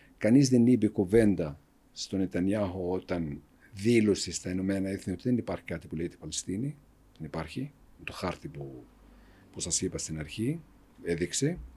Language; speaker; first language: Greek; non-native, fluent; Arabic